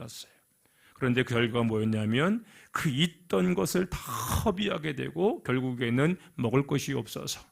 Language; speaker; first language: Korean; native; Korean